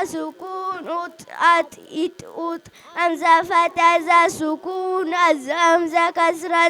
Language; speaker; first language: Arabic; non-native, learner; Oromo